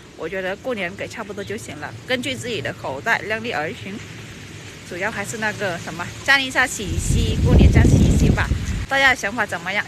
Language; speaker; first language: Chinese; non-native, fluent; Vietnamese